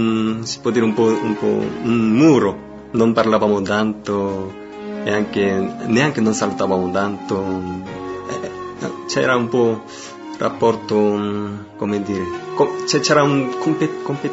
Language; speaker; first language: Italian; non-native, fluent; Korean